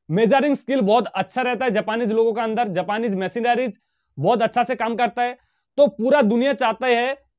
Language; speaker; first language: Hindi; non-native, local second language; Bangla